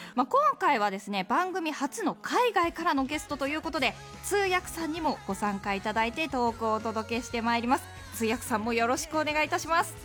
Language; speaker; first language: Japanese; native; Japanese